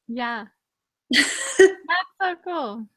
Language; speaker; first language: English; native; English